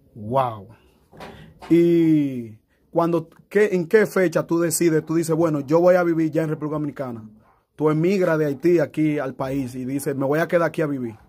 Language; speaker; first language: Spanish; native; Spanish